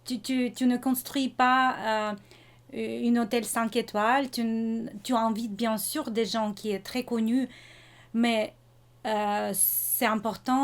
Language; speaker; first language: French; non-native, fluent; Russian